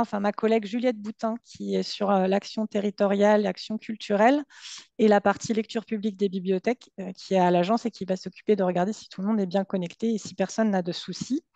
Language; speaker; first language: French; native; French